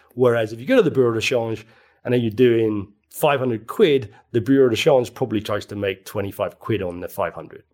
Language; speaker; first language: English; native; English